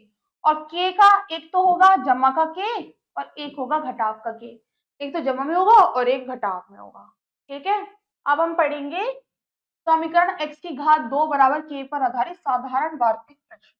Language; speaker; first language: Hindi; native; Hindi